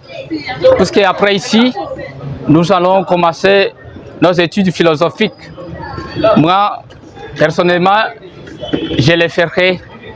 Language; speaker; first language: French; non-native, fluent; Portuguese